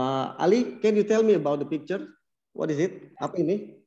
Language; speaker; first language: English; non-native, learner; Indonesian